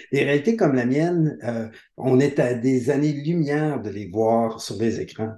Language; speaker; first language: French; native; French